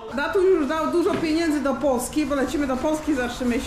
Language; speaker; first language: Polish; native; Polish